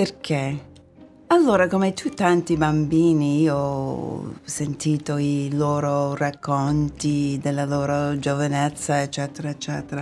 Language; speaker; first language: Italian; non-native, fluent; English